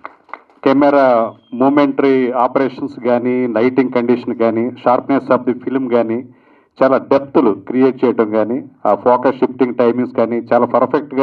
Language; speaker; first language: Telugu; native; Telugu